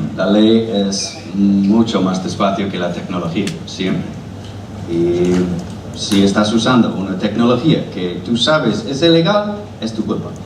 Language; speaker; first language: Spanish; non-native, learner; English